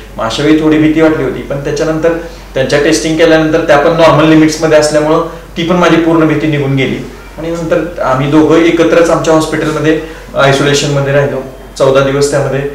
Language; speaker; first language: Marathi; native; Marathi